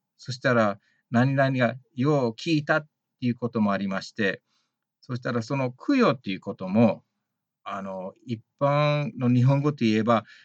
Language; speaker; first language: Japanese; early bilingual, heritage; Japanese